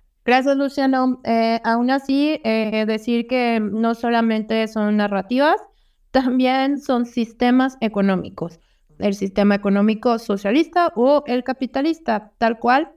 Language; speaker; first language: Spanish; native; Spanish